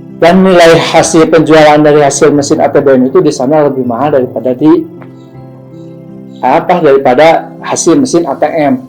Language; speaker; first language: Indonesian; non-native, local second language; Sundanese